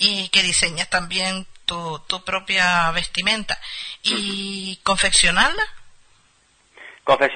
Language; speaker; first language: Spanish; native; Spanish